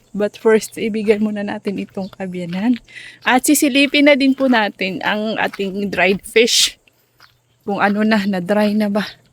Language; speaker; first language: Filipino; non-native, local second language; Cebuano